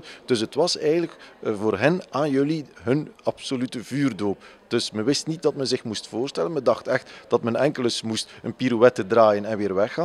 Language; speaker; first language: Dutch; native; Dutch